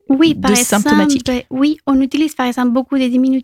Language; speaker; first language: French; non-native, fluent; Spanish